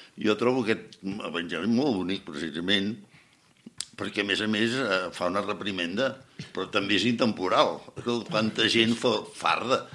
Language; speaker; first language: Catalan; native; Catalan